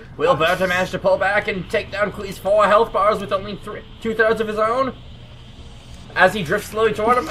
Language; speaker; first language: English; native; English